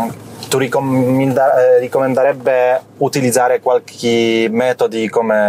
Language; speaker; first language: Italian; non-native, learner; Polish